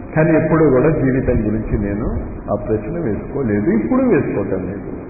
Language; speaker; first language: Telugu; non-native, fluent; Hindi